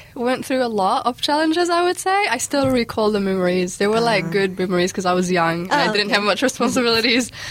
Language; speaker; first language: English; early bilingual, other home language; Arabic